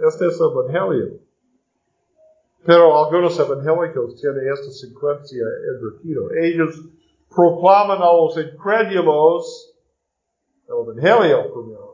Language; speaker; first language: Spanish; non-native, learner; English